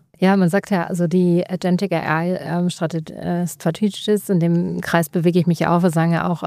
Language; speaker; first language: German; native; German